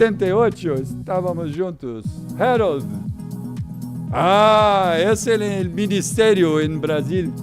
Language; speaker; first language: Spanish; non-native, learner; Portuguese